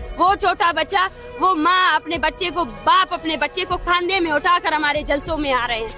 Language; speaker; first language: Urdu; non-native, local second language; Baluchi